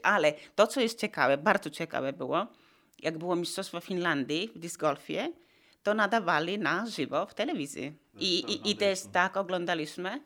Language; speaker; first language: Polish; non-native, fluent; Finnish